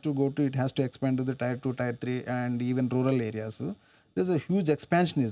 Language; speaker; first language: English; non-native, local second language; Telugu